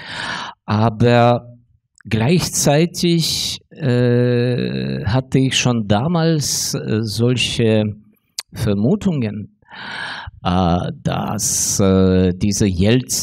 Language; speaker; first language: German; non-native, fluent; Ukrainian